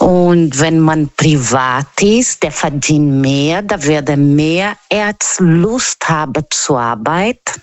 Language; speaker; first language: German; non-native, learner; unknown